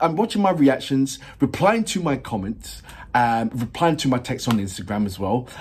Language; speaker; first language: English; native; English